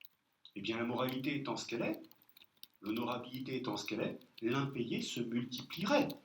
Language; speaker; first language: French; native; French